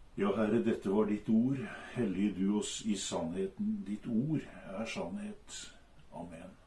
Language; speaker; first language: Norwegian; native; Norwegian